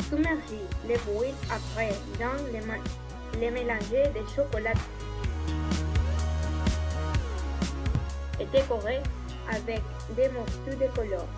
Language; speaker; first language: French; non-native, learner; Spanish